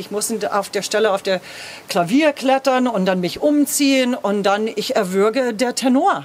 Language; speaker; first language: German; non-native, fluent; English